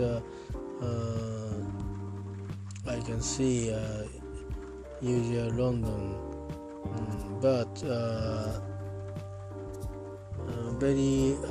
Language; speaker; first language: English; non-native, learner; Japanese